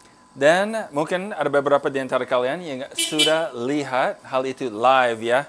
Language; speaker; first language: Indonesian; non-native, fluent; English